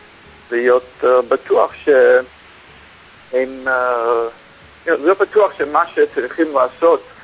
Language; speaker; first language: Hebrew; non-native, fluent; English